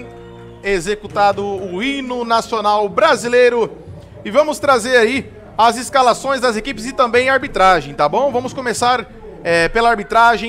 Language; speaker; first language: Portuguese; native; Portuguese